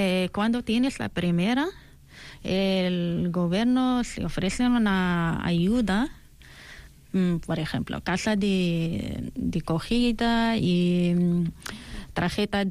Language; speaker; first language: Spanish; non-native, learner; Arabic